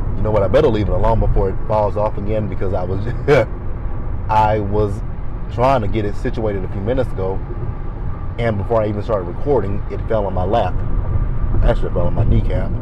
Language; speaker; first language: English; native; English